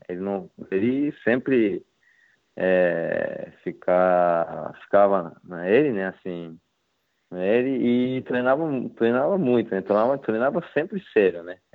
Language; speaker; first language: Portuguese; non-native, learner; Japanese